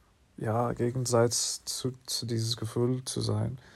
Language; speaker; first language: German; non-native, learner; English